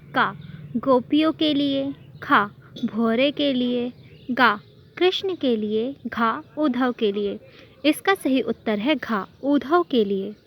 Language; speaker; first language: Hindi; native; Hindi